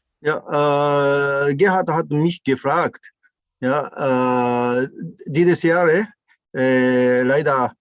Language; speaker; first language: German; non-native, learner; Japanese